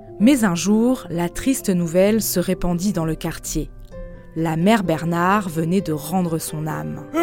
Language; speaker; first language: French; native; French